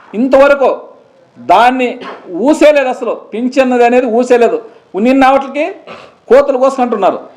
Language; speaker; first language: Telugu; native; Telugu